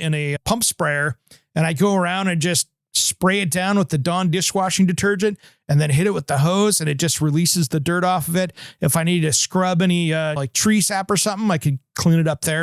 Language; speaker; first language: English; native; English